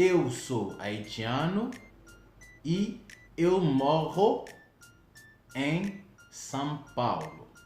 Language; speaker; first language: Portuguese; non-native, fluent; Haitian Creole